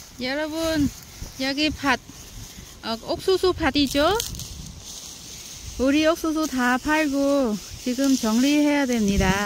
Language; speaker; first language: Korean; non-native, learner; Vietnamese